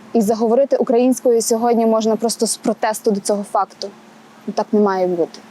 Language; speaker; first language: Ukrainian; native; Ukrainian